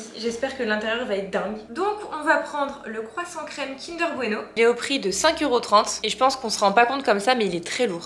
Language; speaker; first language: French; native; French